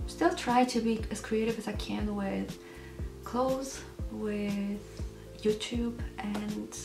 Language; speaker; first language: English; non-native, fluent; German